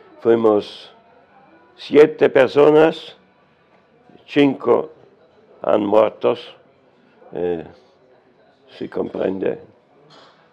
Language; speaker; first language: Spanish; non-native, learner; German